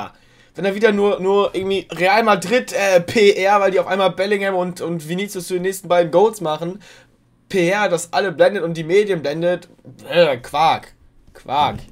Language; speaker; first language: German; native; German